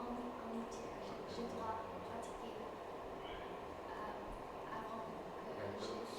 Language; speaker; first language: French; non-native, learner; English